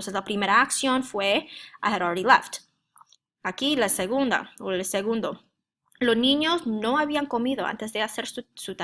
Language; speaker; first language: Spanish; non-native, fluent; English